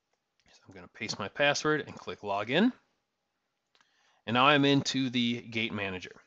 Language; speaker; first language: English; native; English